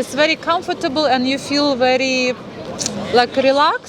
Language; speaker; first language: English; non-native, fluent; Russian